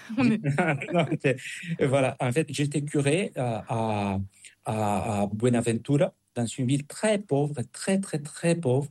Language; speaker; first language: French; non-native, fluent; Spanish